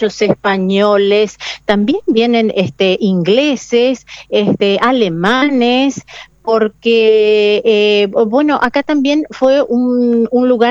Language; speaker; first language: Spanish; native; Spanish